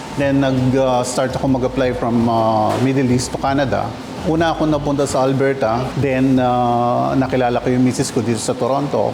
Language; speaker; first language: Filipino; non-native, local second language; Pampanga